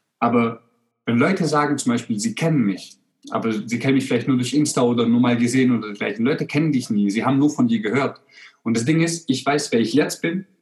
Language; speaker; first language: German; early bilingual, other home language; Croatian